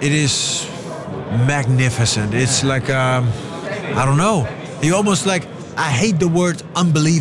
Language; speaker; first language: English; non-native, fluent; Dutch